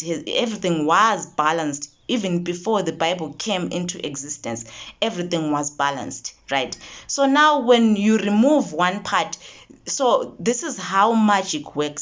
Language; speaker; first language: English; non-native, local second language; Zulu